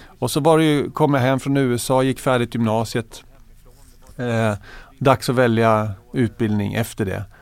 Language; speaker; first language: Swedish; native; Swedish